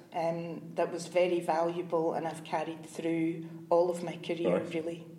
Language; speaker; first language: English; native; English